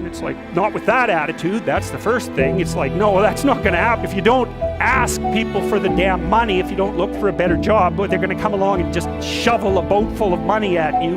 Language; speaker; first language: English; native; English